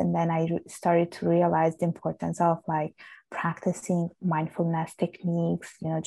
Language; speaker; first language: English; non-native, fluent; Italian